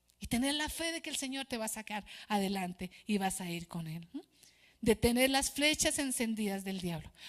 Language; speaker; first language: Spanish; native; Spanish